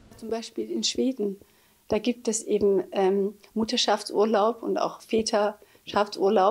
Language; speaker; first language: German; early bilingual, other home language; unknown